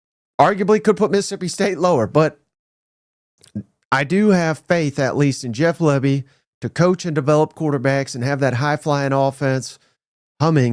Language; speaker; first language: English; native; English